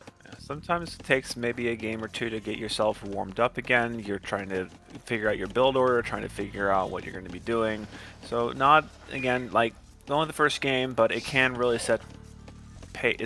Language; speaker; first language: English; native; English